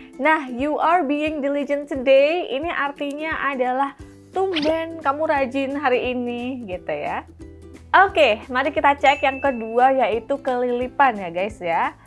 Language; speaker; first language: Indonesian; native; Indonesian